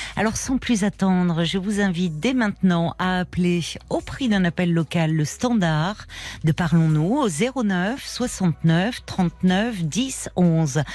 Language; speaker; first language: French; native; French